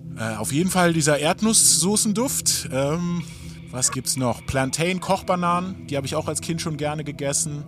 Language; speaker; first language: German; native; German